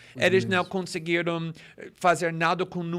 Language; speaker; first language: Portuguese; non-native, fluent; English